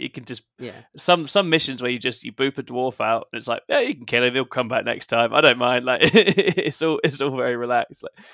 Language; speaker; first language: English; native; English